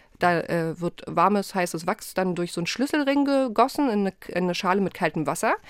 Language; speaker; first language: German; early bilingual, other home language; Polish